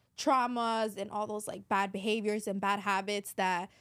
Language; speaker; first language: English; native; English